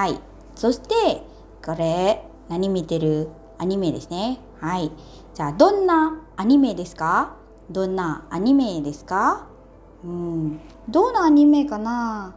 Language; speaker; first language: Japanese; non-native, fluent; Indonesian